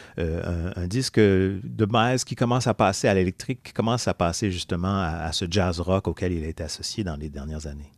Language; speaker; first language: French; native; French